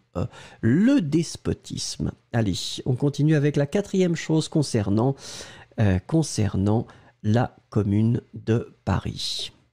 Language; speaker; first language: French; native; French